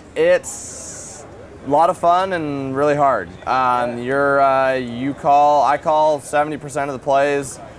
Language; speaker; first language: English; native; English